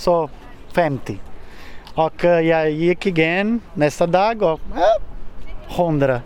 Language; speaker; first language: Swedish; non-native, learner; Portuguese